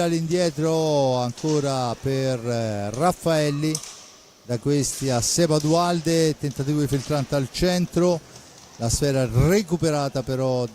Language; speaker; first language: Italian; native; Italian